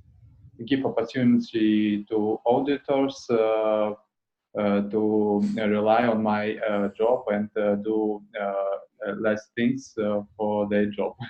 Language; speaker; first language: English; non-native, learner; Russian